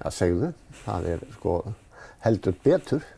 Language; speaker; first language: Icelandic; native; Icelandic